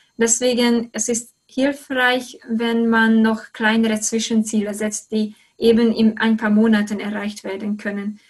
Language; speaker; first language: German; non-native, fluent; Hungarian